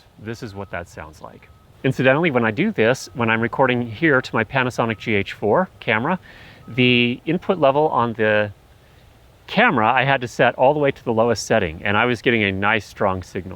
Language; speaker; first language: English; native; English